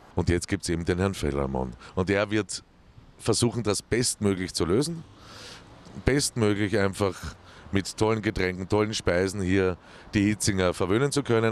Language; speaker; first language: German; native; German